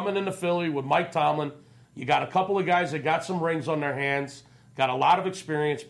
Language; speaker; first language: English; native; English